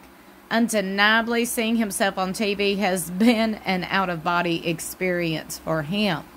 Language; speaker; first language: English; native; English